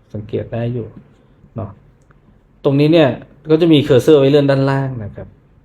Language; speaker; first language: Thai; native; Thai